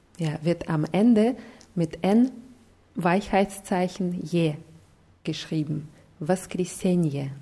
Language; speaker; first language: German; non-native, fluent; Russian